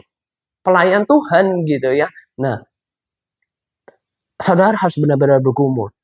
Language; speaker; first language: Indonesian; native; Indonesian